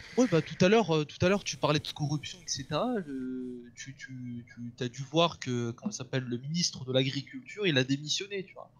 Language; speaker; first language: French; native; French